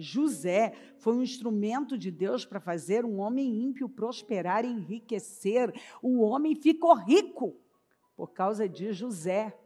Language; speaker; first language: Portuguese; native; Portuguese